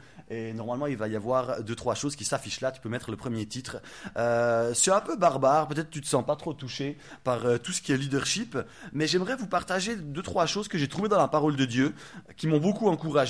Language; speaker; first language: French; native; French